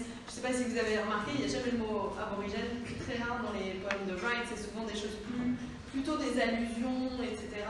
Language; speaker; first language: French; native; French